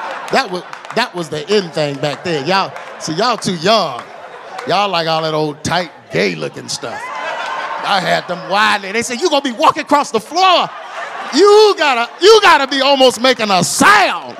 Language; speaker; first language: English; native; English